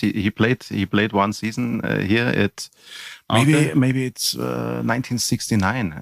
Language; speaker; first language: English; non-native, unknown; German